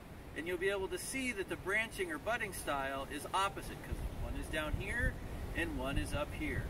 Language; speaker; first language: English; native; English